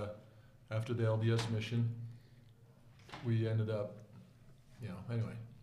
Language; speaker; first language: English; native; English